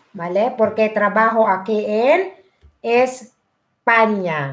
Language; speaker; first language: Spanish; non-native, learner; Filipino